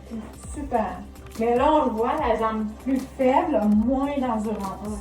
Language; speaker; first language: French; native; French